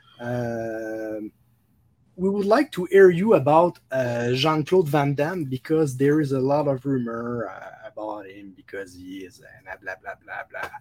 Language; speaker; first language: English; non-native, local second language; French